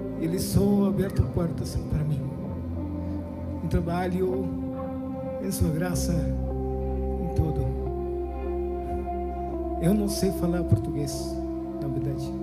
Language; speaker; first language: Portuguese; non-native, learner; Spanish